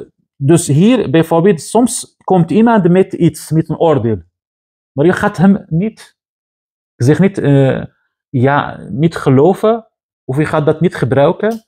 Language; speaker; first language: Dutch; non-native, fluent; Arabic